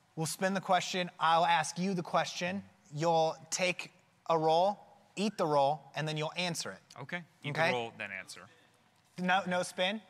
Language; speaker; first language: English; native; English